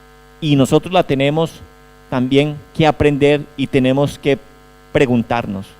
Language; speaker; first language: Spanish; native; Spanish